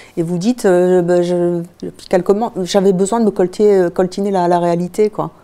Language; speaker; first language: French; native; French